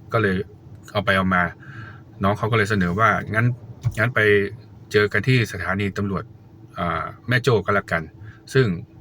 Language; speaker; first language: Thai; native; Thai